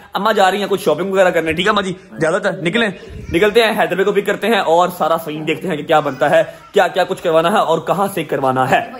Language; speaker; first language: Urdu; non-native, local second language; Punjabi